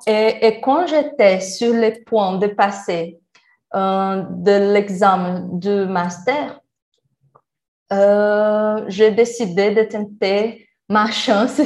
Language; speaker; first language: French; non-native, learner; Portuguese